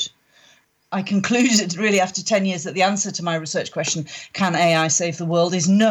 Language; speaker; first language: English; native; English